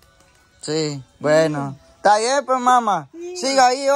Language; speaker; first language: Spanish; native; Spanish